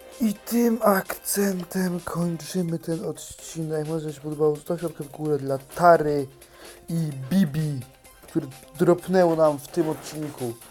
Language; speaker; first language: Polish; native; Polish